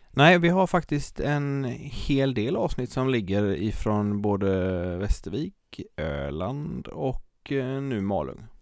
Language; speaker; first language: Swedish; native; Swedish